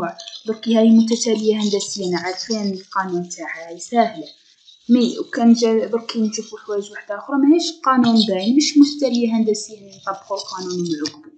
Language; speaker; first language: Arabic; native; Arabic